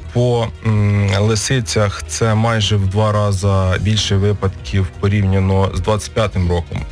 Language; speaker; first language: Ukrainian; native; Ukrainian